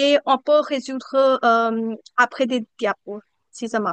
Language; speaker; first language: French; non-native, fluent; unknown